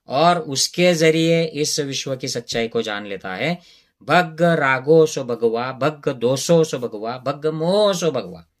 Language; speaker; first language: Hindi; non-native, local second language; Marathi